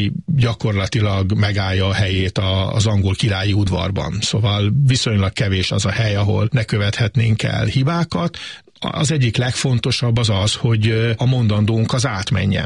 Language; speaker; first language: Hungarian; native; Hungarian